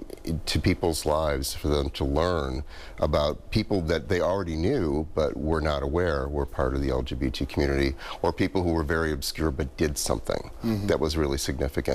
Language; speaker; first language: English; native; English